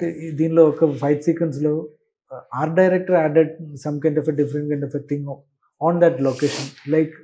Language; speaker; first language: Telugu; non-native, learner; Malayalam